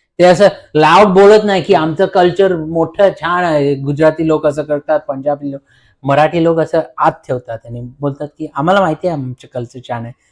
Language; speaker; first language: Marathi; early bilingual, heritage; Marathi